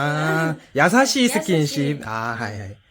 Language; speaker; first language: Korean; native; Korean